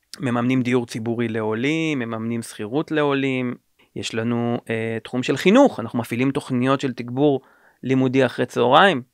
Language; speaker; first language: Hebrew; native; Hebrew